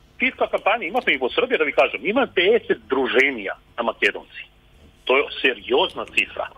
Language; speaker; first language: Macedonian; early bilingual, heritage; Macedonian